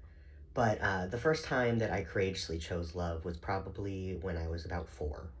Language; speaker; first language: English; native; English